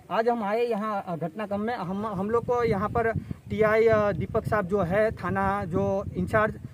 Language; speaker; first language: Hindi; non-native, local second language; Gujarati